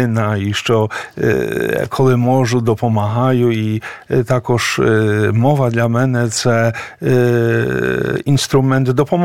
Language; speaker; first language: Ukrainian; non-native, fluent; Polish